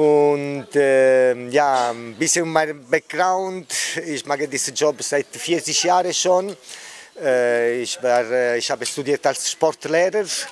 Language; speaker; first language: German; non-native, fluent; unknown